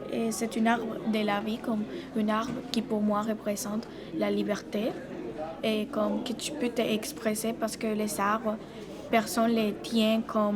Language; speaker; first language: French; non-native, learner; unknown